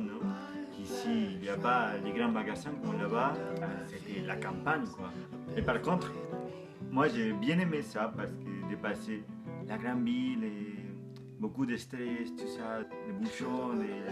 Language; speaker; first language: French; non-native, fluent; Spanish